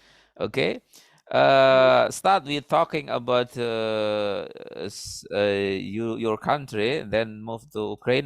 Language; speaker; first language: English; non-native, learner; Indonesian